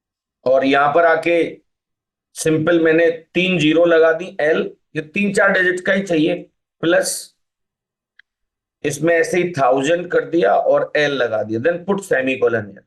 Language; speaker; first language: Hindi; native; Hindi